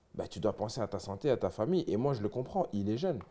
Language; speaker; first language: French; native; French